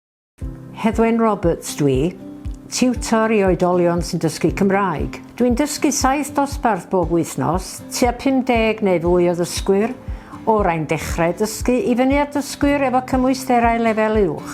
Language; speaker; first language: Welsh; non-native, fluent; English